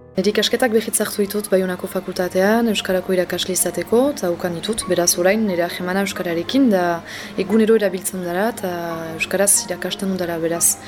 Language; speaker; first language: Basque; non-native, local second language; French